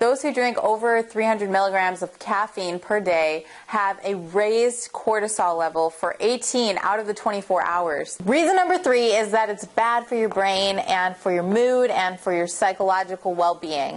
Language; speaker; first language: English; native; English